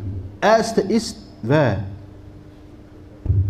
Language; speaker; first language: German; non-native, fluent; Arabic